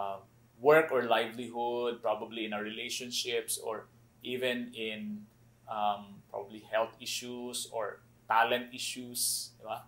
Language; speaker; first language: English; non-native, local second language; Cebuano